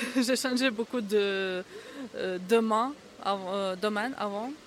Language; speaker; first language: French; non-native, learner; Ukrainian